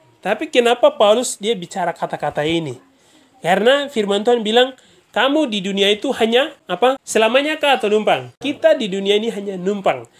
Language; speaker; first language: Indonesian; native; Indonesian